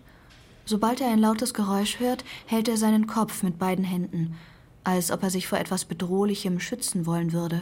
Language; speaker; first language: German; non-native, fluent; Persian